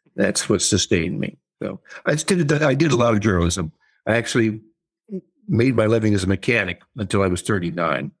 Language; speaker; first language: English; native; English